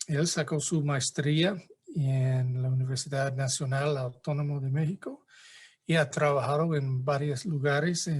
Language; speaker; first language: Spanish; non-native, fluent; English